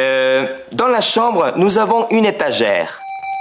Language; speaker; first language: French; non-native, fluent; Spanish